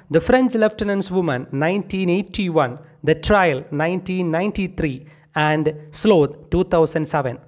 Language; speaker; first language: English; non-native, local second language; Malayalam